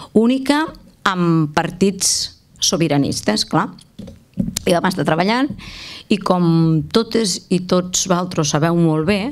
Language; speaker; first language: Catalan; native; Catalan